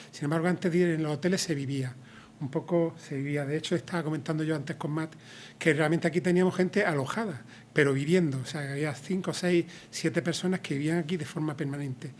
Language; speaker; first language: Spanish; native; Spanish